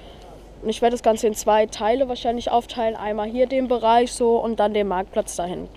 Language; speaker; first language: German; native; German